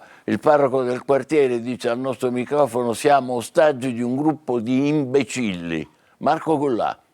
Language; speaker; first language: Italian; native; Italian